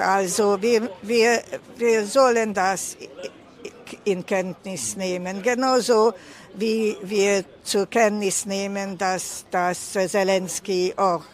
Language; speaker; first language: German; non-native, fluent; Hungarian